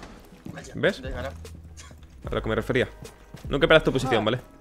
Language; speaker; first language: Spanish; native; Spanish